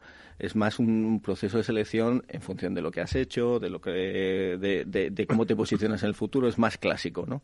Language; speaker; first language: Spanish; native; Spanish